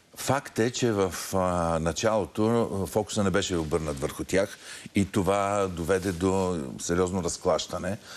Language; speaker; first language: Bulgarian; native; Bulgarian